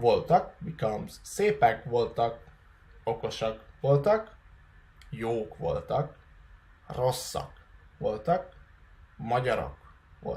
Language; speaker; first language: Hungarian; non-native, fluent; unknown